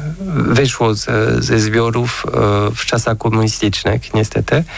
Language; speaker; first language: Polish; non-native, fluent; French